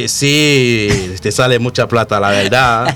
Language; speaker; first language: Spanish; non-native, learner; Haitian Creole